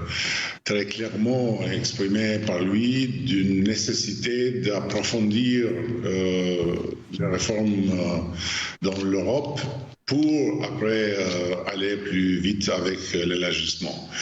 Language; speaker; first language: French; non-native, fluent; Albanian